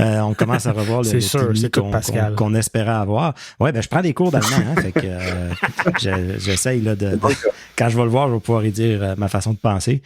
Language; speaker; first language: French; native; French